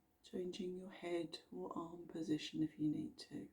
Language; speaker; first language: English; native; English